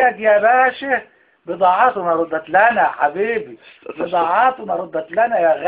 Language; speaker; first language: Arabic; native; Arabic